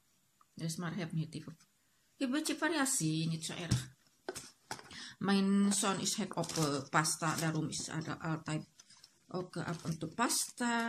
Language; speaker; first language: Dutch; non-native, learner; Indonesian